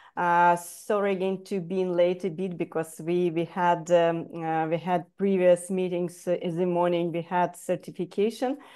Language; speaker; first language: English; non-native, fluent; Ukrainian